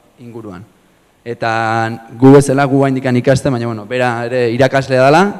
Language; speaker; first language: Basque; native; Basque